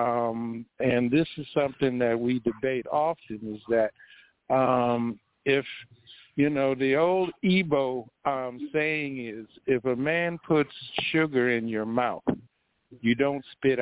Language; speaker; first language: English; early bilingual, other home language; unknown